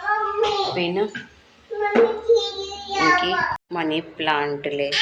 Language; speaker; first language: Malayalam; non-native, learner; Hindi